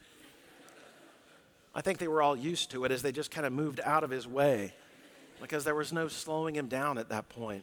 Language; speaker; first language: English; native; English